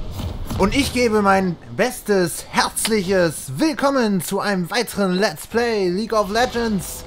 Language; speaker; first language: German; native; German